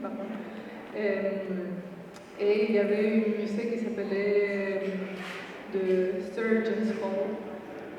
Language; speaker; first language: French; non-native, fluent; Spanish